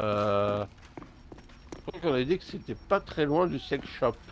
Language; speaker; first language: French; native; French